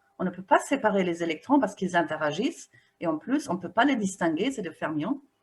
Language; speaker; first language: French; non-native, fluent; German